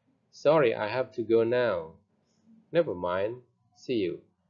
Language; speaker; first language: English; non-native, fluent; Indonesian